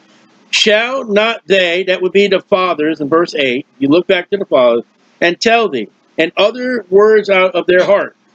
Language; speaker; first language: English; native; English